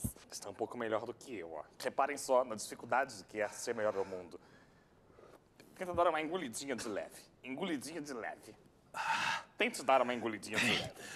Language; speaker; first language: Portuguese; native; Portuguese